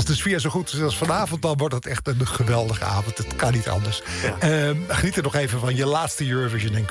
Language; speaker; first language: Dutch; native; Dutch